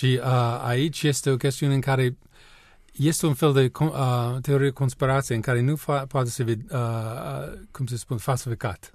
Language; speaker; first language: Romanian; non-native, learner; English